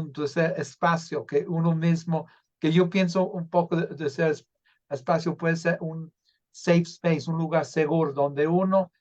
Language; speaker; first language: Spanish; non-native, fluent; English